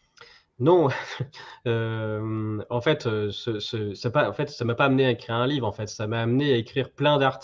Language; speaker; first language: French; native; French